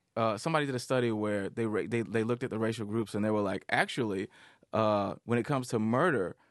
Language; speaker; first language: English; native; English